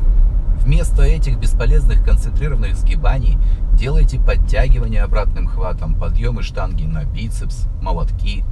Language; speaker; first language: Russian; native; Russian